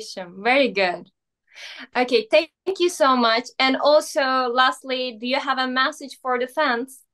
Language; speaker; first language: English; non-native, learner; Turkish